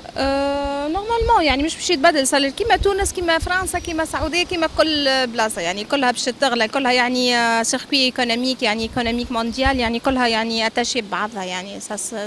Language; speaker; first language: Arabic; native; Arabic